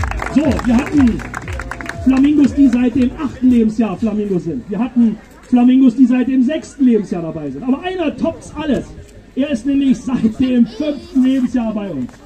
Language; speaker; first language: German; native; German